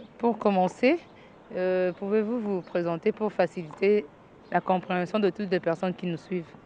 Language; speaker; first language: French; non-native, local second language; Lingala